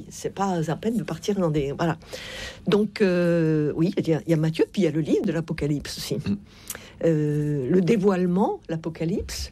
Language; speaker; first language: French; native; French